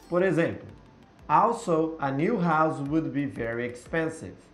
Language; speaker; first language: English; non-native, fluent; Portuguese